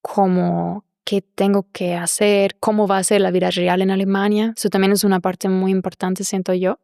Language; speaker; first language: Spanish; non-native, fluent; German